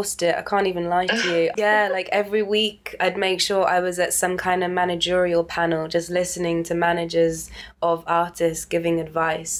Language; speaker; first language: English; native; English